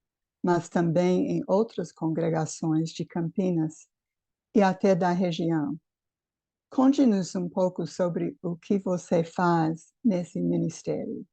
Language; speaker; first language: Portuguese; non-native, fluent; English